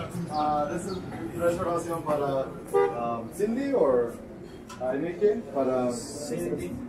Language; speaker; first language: Spanish; non-native, learner; English